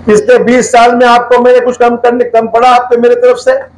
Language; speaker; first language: Hindi; non-native, local second language; Marathi